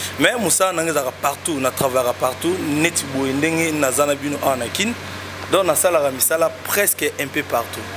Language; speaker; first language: Lingala; non-native, local second language; Kongo